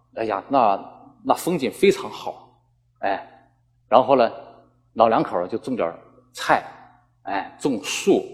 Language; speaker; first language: Chinese; native; Chinese